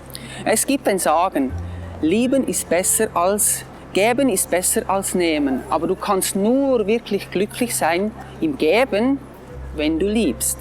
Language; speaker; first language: German; non-native, fluent; English